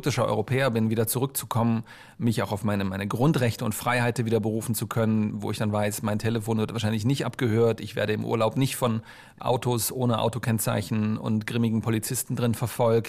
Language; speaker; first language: German; native; German